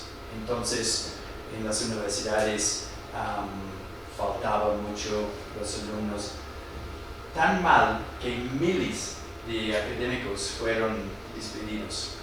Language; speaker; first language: Spanish; non-native, fluent; English